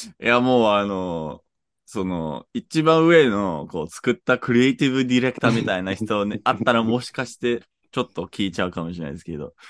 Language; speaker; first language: Japanese; non-native, fluent; English